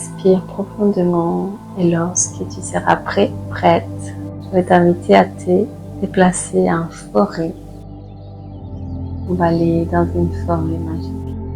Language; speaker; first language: French; native; French